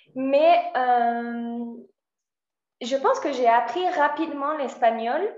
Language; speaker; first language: Spanish; non-native, fluent; French